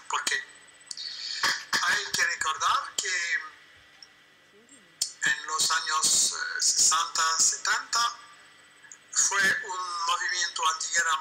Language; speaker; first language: Spanish; non-native, fluent; French